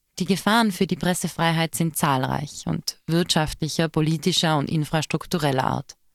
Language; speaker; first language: German; native; German